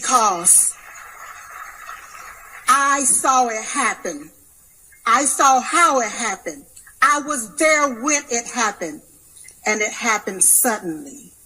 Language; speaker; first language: English; native; English